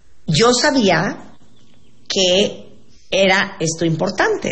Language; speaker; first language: Spanish; native; Spanish